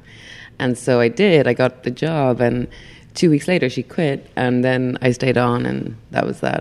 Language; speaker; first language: English; native; English